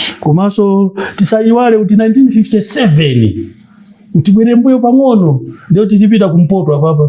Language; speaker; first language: Nyanja; non-native, local second language; Tumbuka